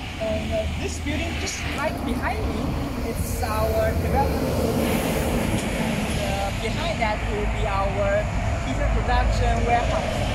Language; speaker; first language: English; non-native, learner; Chinese